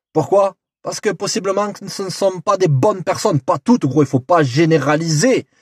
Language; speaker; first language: French; native; French